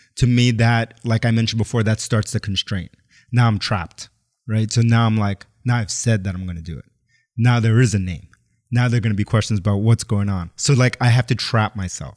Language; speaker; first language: English; native; English